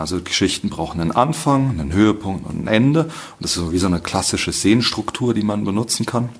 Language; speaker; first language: German; native; German